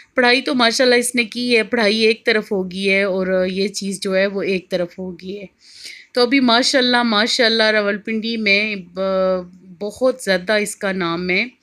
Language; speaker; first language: Hindi; native; Hindi